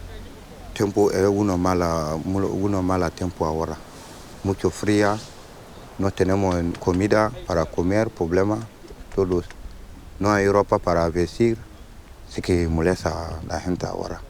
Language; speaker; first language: Spanish; non-native, learner; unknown